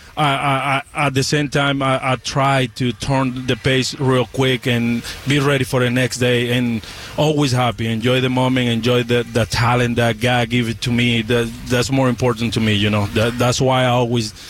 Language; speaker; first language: English; non-native, learner; Spanish